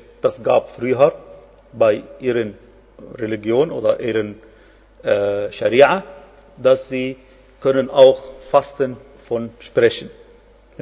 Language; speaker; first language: German; non-native, fluent; Arabic